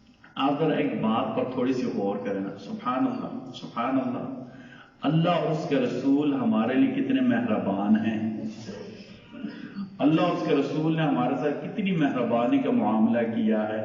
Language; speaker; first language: Urdu; native; Urdu